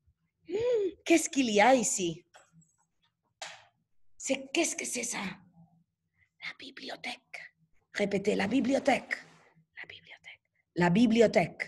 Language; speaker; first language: French; non-native, fluent; Spanish